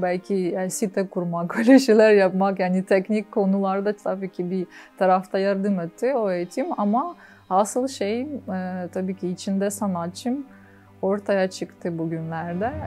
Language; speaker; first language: Turkish; non-native, fluent; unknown